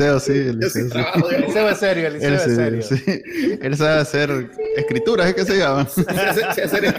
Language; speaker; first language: Spanish; native; Spanish